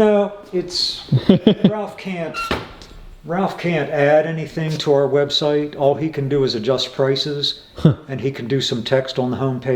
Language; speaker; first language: English; native; English